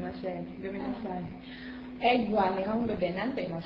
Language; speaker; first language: Japanese; non-native, learner; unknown